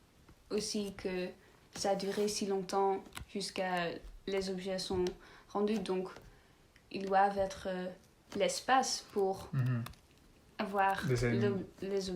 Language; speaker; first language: French; non-native, learner; Dutch